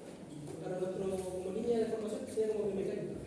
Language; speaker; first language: Spanish; native; Spanish